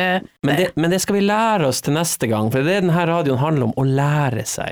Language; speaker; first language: Norwegian; native; Norwegian